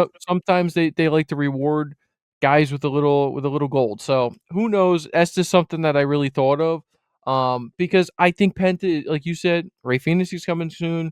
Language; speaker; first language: English; native; English